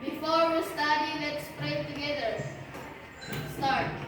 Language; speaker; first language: English; non-native, learner; Indonesian